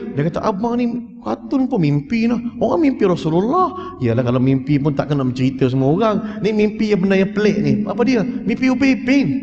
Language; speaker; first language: Malay; early bilingual, heritage; Malay